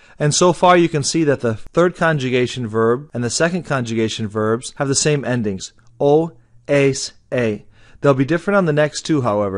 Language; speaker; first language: English; native; English